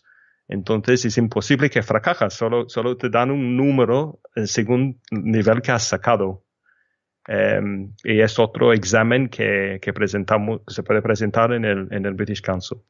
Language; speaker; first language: Spanish; non-native, fluent; English